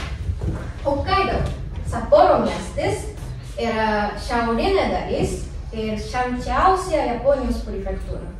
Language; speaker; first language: Lithuanian; non-native, learner; Japanese